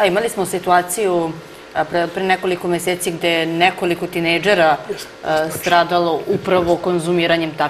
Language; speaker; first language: Serbian; native; Serbian